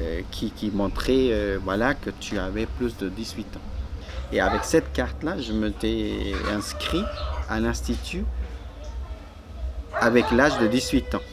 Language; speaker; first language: French; non-native, fluent; Spanish